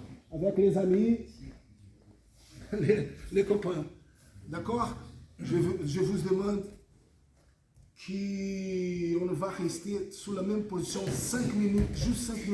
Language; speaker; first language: French; non-native, fluent; Portuguese